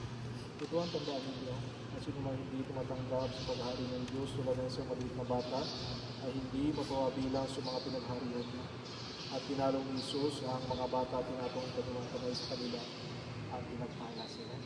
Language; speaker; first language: Filipino; native; Filipino